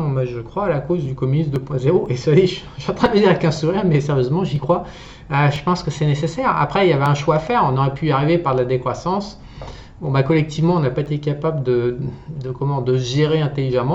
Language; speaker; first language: French; native; French